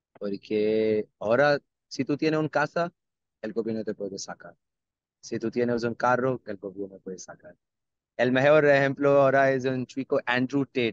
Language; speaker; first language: Spanish; non-native, learner; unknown